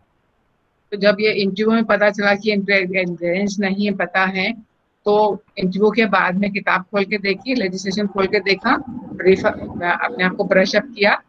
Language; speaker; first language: Hindi; native; Hindi